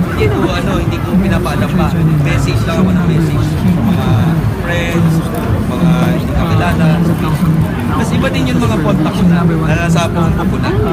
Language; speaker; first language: Filipino; non-native, local second language; Bikol